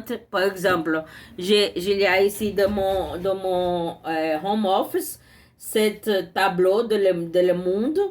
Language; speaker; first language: French; non-native, learner; Portuguese